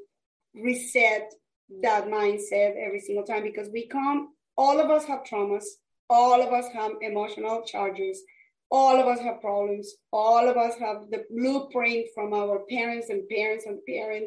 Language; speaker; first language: English; non-native, fluent; Spanish